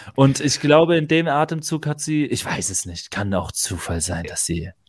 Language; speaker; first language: German; native; German